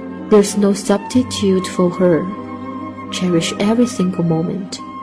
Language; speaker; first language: English; non-native, fluent; Chinese